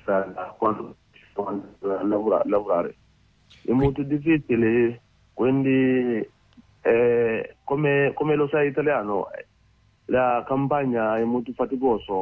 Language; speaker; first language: Italian; non-native, learner; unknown